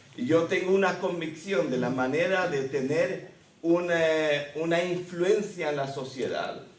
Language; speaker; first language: Spanish; early bilingual, other home language; Swedish